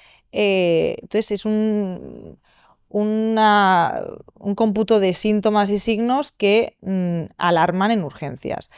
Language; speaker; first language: Spanish; native; Spanish